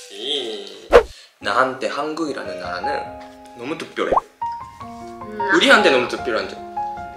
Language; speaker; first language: Korean; non-native, fluent; Japanese